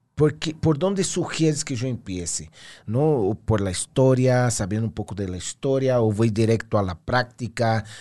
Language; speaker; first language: Spanish; non-native, fluent; Portuguese